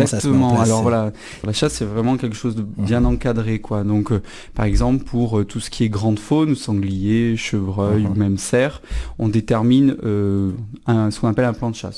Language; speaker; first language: French; native; French